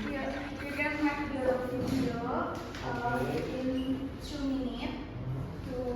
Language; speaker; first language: English; non-native, learner; Indonesian